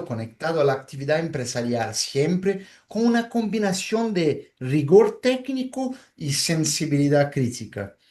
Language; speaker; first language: Spanish; non-native, fluent; Portuguese